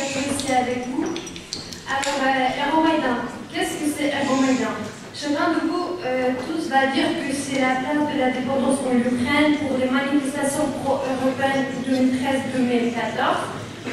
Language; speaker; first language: French; non-native, learner; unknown